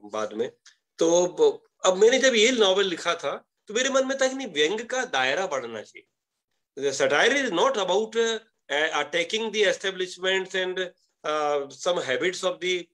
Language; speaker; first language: Hindi; native; Hindi